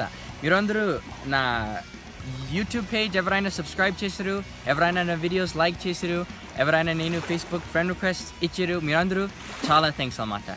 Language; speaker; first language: Telugu; non-native, learner; English